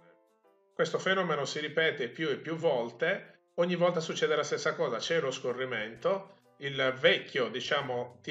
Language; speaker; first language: Italian; native; Italian